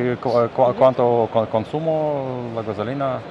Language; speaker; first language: Spanish; non-native, learner; Russian